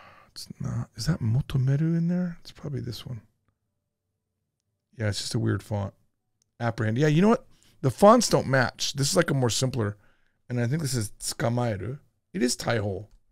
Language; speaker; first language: English; native; English